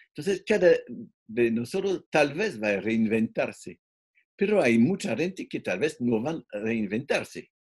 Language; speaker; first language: Spanish; non-native, fluent; French